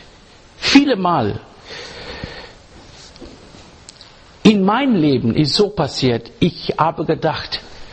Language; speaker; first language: German; non-native, learner; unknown